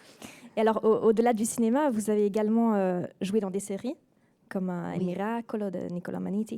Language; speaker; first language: French; native; French